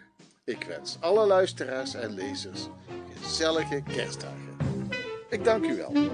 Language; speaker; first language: Dutch; native; Dutch